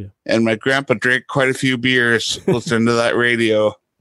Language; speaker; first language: English; native; English